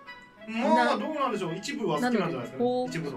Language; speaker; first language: Japanese; native; Japanese